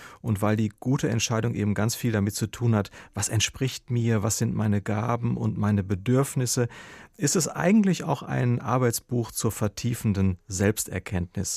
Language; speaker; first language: German; native; German